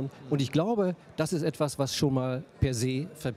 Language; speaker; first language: German; native; German